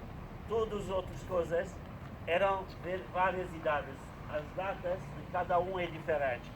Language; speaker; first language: Portuguese; non-native, fluent; Turkish